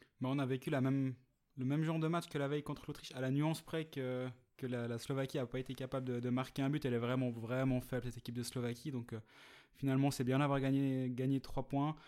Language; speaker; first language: French; native; French